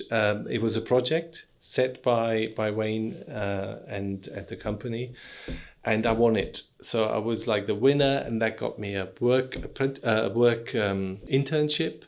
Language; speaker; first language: English; non-native, fluent; German